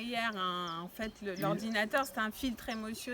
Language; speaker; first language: French; native; French